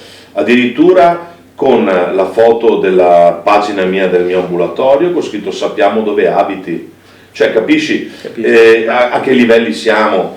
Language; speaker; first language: Italian; native; Italian